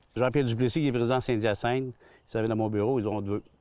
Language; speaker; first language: French; native; French